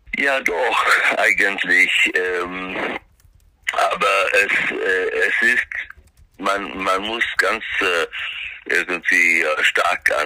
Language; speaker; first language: German; non-native, fluent; Swedish